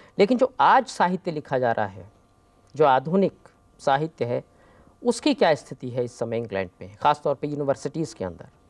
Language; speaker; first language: Hindi; native; Hindi